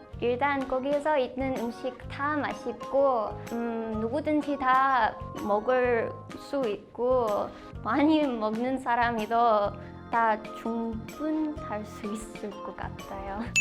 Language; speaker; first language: Korean; non-native, learner; English